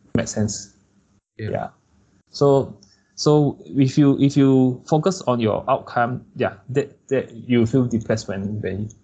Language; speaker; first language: English; non-native, local second language; Chinese